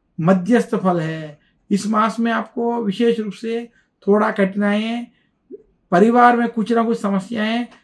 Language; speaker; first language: Hindi; non-native, local second language; Telugu